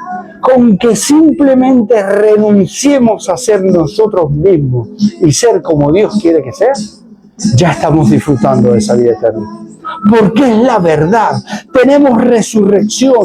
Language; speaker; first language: Spanish; native; Spanish